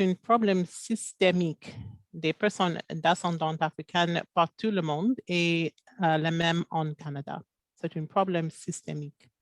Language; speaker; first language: French; non-native, local second language; English